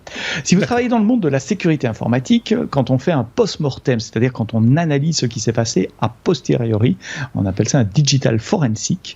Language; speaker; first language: French; native; French